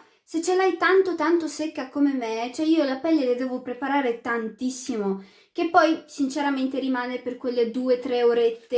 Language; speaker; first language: Italian; early bilingual, other home language; Arabic